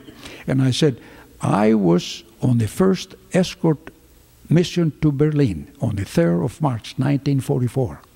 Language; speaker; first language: English; non-native, fluent; Greek